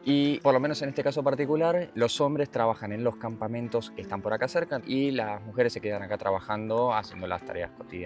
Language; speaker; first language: Spanish; native; Spanish